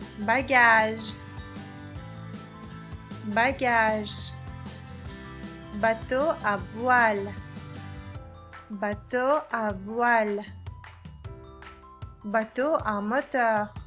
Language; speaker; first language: French; non-native, fluent; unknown